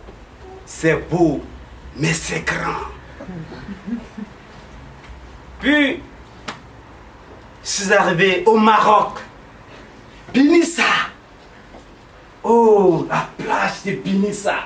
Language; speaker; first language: French; non-native, local second language; Bambara